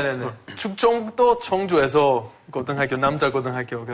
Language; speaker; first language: Korean; non-native, fluent; Greek